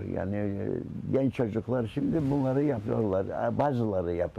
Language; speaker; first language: Turkish; non-native, local second language; Greek